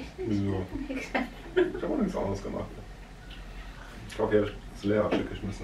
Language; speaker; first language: German; native; German